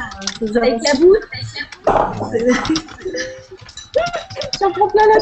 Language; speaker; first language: French; native; French